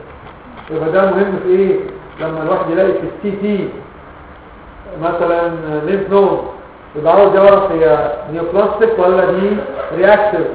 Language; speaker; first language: Arabic; native; Arabic